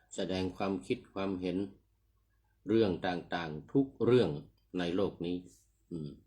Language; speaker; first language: Thai; native; Thai